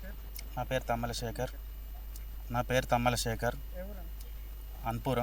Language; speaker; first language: Telugu; native; Telugu